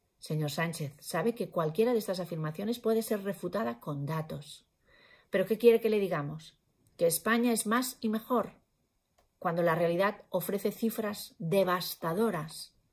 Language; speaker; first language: Spanish; non-native, local second language; Catalan